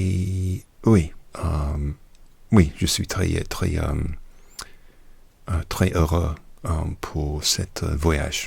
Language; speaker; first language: French; non-native, learner; English